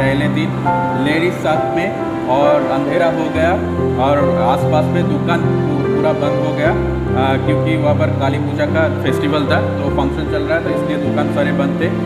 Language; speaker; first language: Hindi; non-native, local second language; Bangla